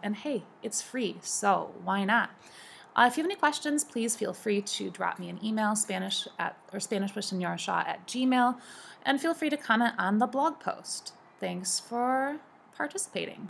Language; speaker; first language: English; native; English